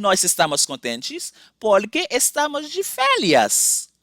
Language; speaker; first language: Portuguese; non-native, fluent; Haitian Creole